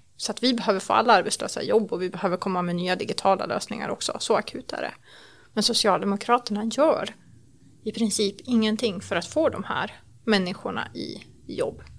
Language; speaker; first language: Swedish; native; Swedish